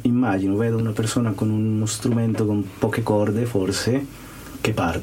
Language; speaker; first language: Italian; non-native, fluent; Spanish